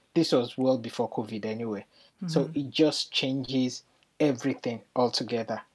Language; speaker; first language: English; non-native, local second language; Yoruba